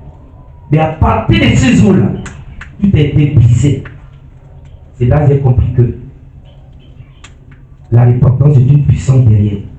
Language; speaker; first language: French; non-native, local second language; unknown